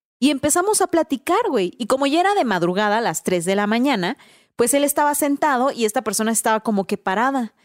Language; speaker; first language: Spanish; native; Spanish